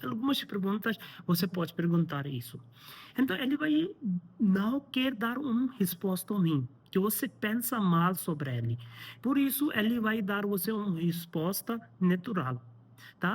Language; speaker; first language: Portuguese; non-native, learner; Hindi